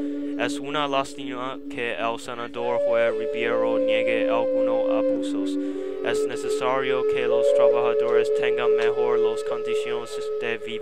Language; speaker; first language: Spanish; non-native, learner; English